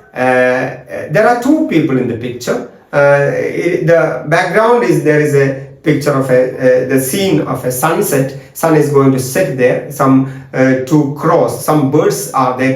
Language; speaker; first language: English; non-native, local second language; Malayalam